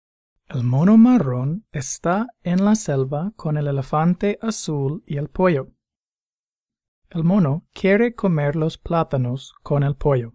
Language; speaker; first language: Spanish; non-native, fluent; English